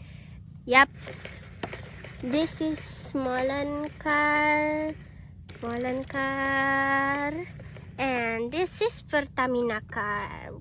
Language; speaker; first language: English; non-native, learner; Indonesian